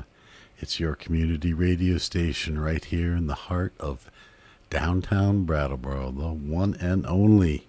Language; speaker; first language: English; native; English